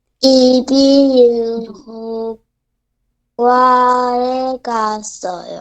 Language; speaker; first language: Korean; non-native, learner; Chinese